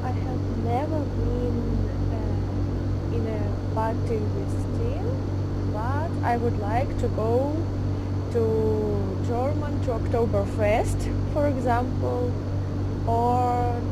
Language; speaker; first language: English; non-native, learner; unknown